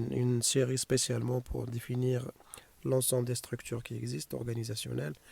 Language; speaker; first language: French; non-native, local second language; Arabic